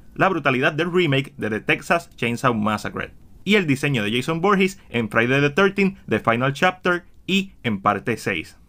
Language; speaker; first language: Spanish; native; Spanish